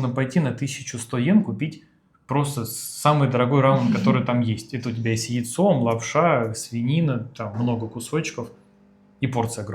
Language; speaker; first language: Russian; native; Russian